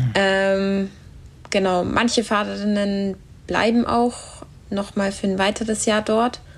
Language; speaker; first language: German; native; German